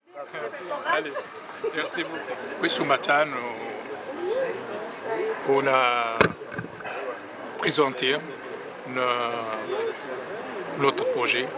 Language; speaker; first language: French; non-native, learner; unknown